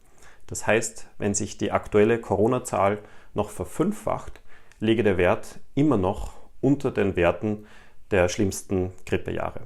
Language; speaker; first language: German; native; German